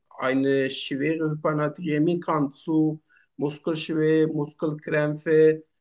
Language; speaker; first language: German; non-native, learner; Turkish